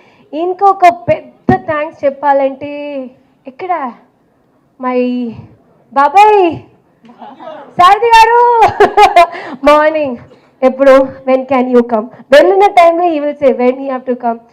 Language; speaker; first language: Telugu; non-native, fluent; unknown